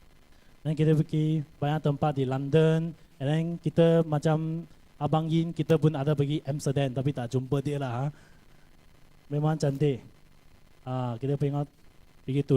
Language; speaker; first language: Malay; non-native, local second language; Chinese